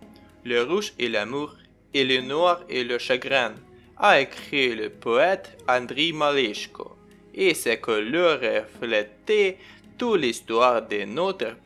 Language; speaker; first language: French; non-native, learner; Ukrainian